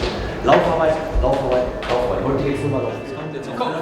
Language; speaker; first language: German; native; German